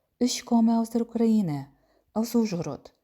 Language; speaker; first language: German; non-native, fluent; Ukrainian